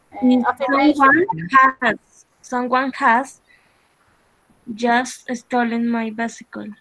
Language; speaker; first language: English; non-native, learner; Spanish